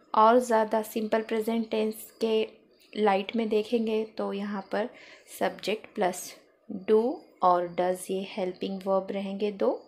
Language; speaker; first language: Hindi; non-native, local second language; Marathi